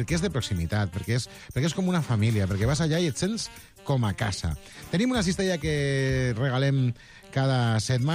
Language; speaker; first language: Catalan; native; Catalan